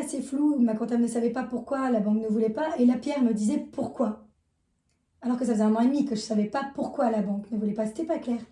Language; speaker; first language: French; native; French